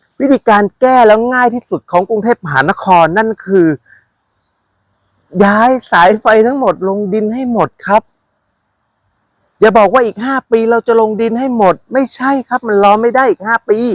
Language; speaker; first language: Thai; native; Thai